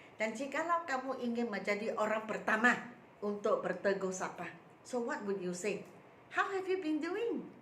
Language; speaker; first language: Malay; non-native, local second language; Min Nan Chinese